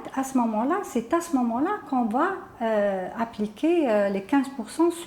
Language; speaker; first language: French; non-native, local second language; Arabic